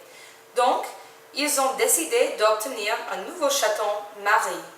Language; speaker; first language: French; non-native, learner; English